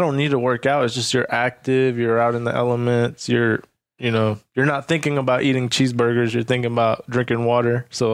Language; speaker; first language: English; early bilingual, other home language; Spanish